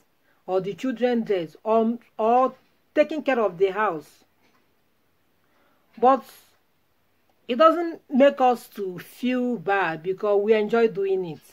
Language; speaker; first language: English; non-native, local second language; Igbo